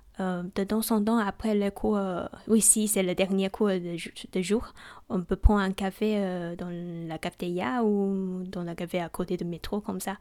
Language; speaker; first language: French; non-native, fluent; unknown